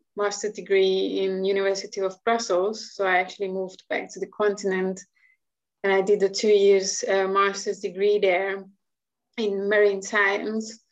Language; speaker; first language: English; non-native, fluent; Hungarian